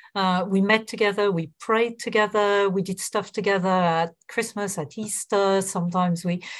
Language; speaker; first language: English; non-native, fluent; French